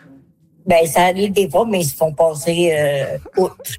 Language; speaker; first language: French; native; French